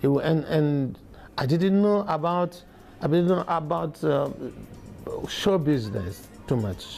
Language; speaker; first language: English; non-native, learner; Bambara